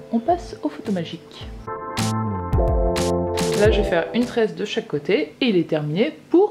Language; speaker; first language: French; native; French